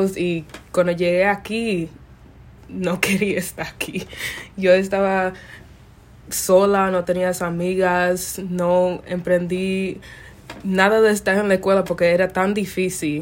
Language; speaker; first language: Spanish; early bilingual, other home language; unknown